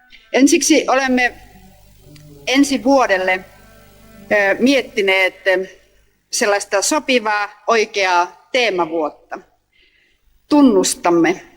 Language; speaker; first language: Finnish; native; Finnish